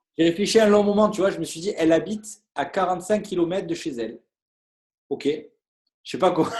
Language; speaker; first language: French; native; French